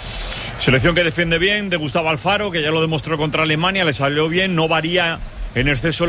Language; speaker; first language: Spanish; native; Spanish